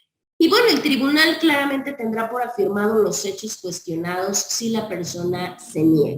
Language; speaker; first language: Spanish; native; Spanish